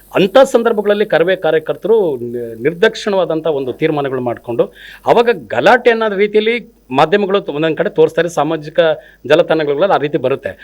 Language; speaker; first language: Kannada; native; Kannada